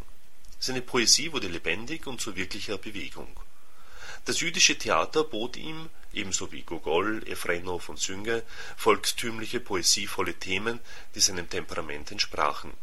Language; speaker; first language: German; native; German